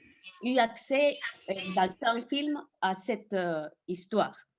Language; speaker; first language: French; non-native, fluent; Spanish